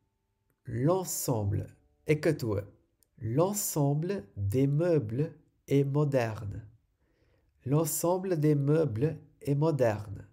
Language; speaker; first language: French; non-native, fluent; Sinhala